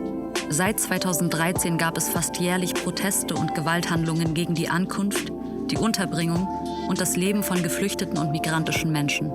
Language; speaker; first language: German; native; German